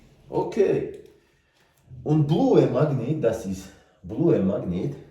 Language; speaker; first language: German; non-native, learner; Tajik